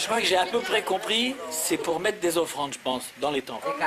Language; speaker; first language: French; native; French